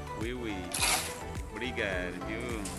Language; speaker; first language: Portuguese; non-native, learner; Haitian Creole